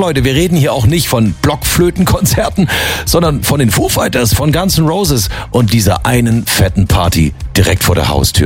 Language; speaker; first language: German; native; German